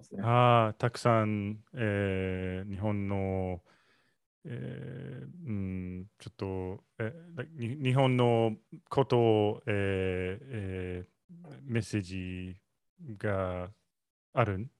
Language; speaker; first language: Japanese; non-native, learner; English